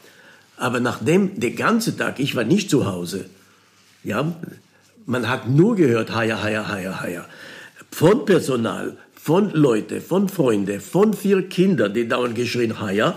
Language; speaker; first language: German; non-native, fluent; Hebrew